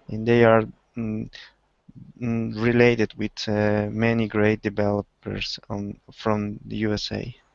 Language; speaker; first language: English; non-native, learner; Spanish